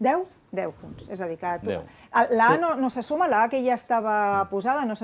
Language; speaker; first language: Catalan; native; Catalan